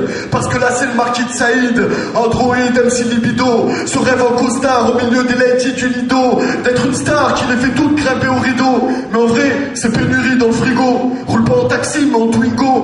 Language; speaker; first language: French; native; French